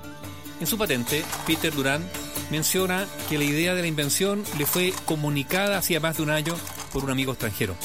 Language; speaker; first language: Spanish; native; Spanish